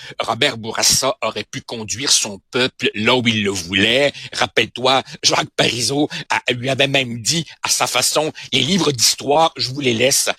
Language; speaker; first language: French; early bilingual, other home language; Spanish